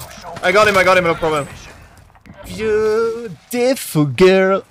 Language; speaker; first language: English; non-native, learner; German